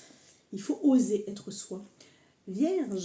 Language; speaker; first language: French; native; French